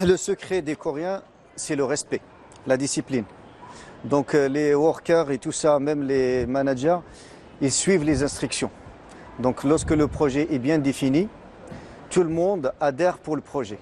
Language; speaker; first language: French; non-native, local second language; Arabic